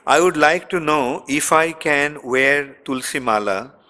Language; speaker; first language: English; non-native, local second language; Bangla